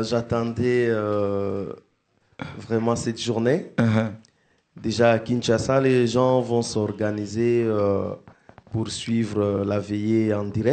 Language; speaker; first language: French; non-native, local second language; Lingala